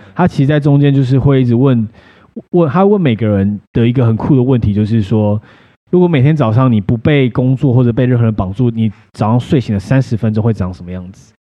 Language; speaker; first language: Chinese; native; Chinese